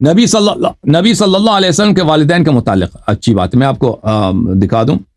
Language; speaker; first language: Urdu; non-native, fluent; Persian